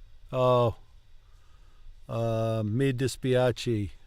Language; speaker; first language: Italian; non-native, learner; English